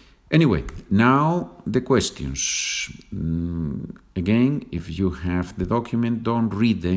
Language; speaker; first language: English; non-native, fluent; Spanish